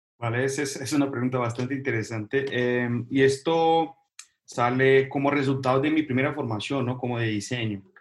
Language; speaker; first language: Spanish; non-native, fluent; Portuguese